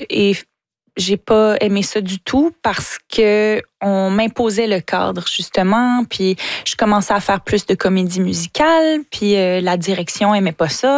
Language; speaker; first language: French; native; French